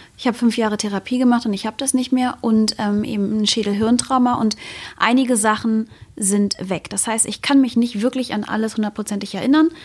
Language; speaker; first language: German; native; German